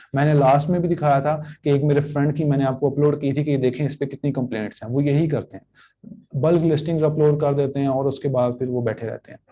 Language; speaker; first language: Urdu; native; Urdu